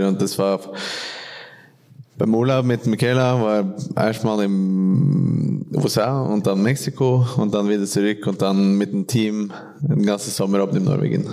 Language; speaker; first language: German; non-native, fluent; Norwegian